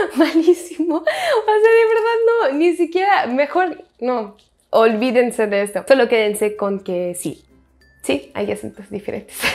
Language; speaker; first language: Spanish; non-native, fluent; French